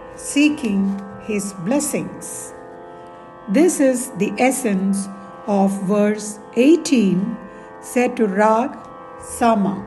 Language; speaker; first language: English; non-native, local second language; Tamil